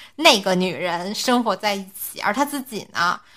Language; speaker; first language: Chinese; native; Chinese